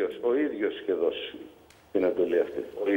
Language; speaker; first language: Greek; native; Greek